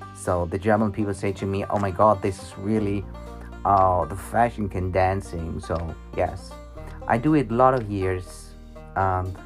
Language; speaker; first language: English; non-native, learner; German